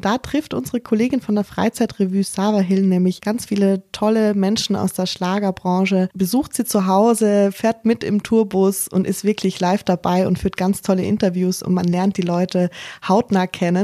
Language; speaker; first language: German; native; German